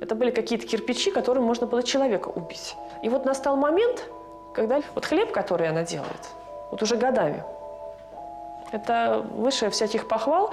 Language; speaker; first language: Russian; native; Russian